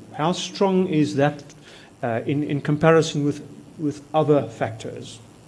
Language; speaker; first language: English; non-native, local second language; Afrikaans